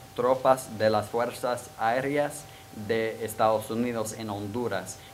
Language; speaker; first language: Spanish; non-native, fluent; English